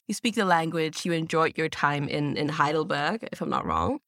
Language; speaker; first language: English; native; English